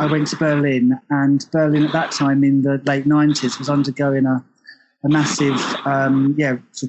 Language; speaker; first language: English; native; English